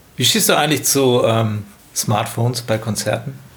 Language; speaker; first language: German; native; German